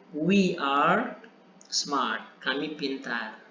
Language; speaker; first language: English; non-native, learner; Indonesian